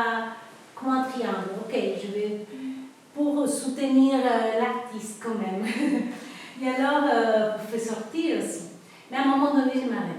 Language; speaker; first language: French; non-native, fluent; Spanish